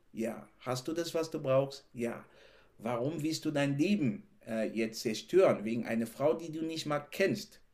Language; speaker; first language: German; non-native, fluent; French